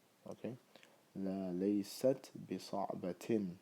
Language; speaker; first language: Arabic; non-native, fluent; English